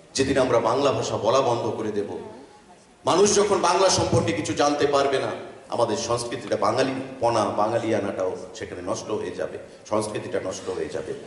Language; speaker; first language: Bangla; native; Bangla